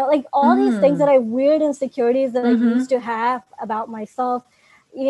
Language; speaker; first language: English; non-native, local second language; Urdu